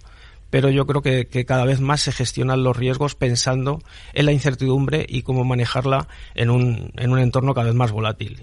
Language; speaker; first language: Spanish; native; Spanish